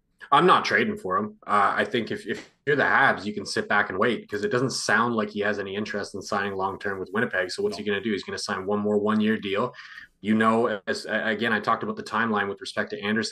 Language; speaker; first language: English; native; English